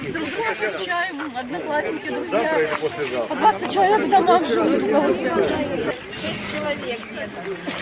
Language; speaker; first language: Russian; native; Russian